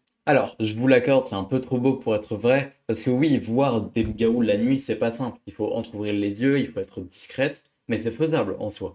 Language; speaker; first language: French; native; French